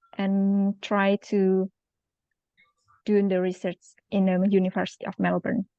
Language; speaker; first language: English; non-native, local second language; Indonesian